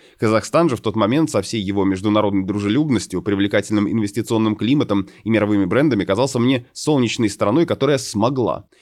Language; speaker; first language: Russian; native; Russian